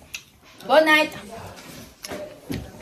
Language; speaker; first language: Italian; non-native, learner; Filipino